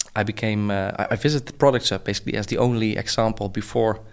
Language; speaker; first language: English; non-native, fluent; Dutch